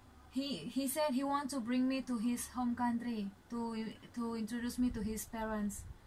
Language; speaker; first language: English; non-native, learner; Indonesian